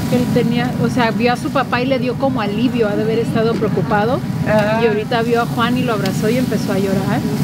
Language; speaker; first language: Spanish; early bilingual, heritage; Spanish